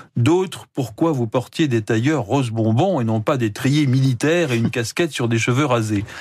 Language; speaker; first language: French; native; French